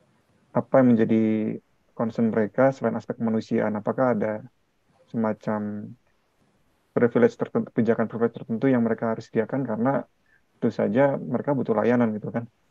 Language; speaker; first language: Indonesian; native; Indonesian